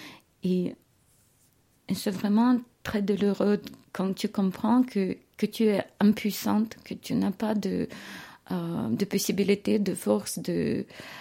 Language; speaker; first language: French; non-native, learner; Ukrainian